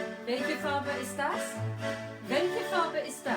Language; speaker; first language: German; non-native, fluent; English